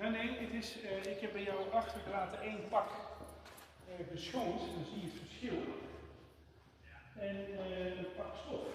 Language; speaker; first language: Dutch; native; Dutch